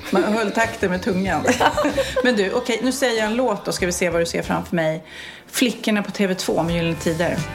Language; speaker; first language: Swedish; native; Swedish